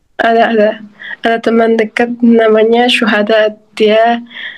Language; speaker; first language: Indonesian; non-native, fluent; Uzbek